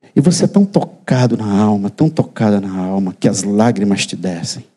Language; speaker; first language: Portuguese; native; Portuguese